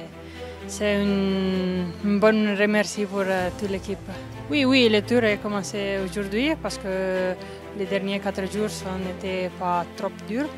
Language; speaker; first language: French; non-native, learner; Italian